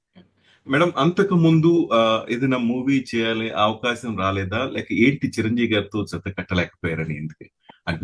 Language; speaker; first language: Telugu; native; Telugu